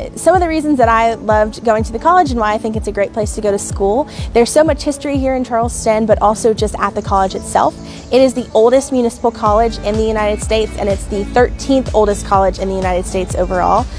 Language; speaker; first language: English; native; English